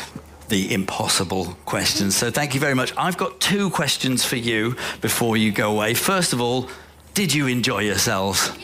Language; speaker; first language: English; native; English